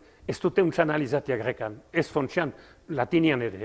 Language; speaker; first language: Basque; native; Basque